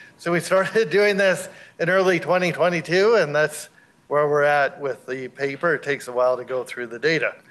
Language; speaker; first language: English; native; English